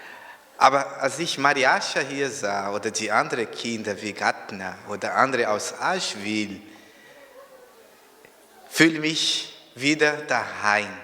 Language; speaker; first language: German; non-native, fluent; Portuguese